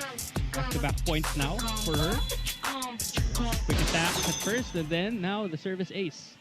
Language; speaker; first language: English; non-native, local second language; Filipino